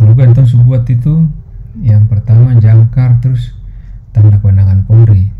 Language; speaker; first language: Indonesian; native; Indonesian